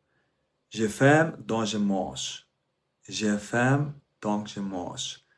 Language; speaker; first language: French; non-native, fluent; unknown